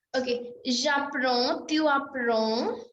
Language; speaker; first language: French; non-native, fluent; Hindi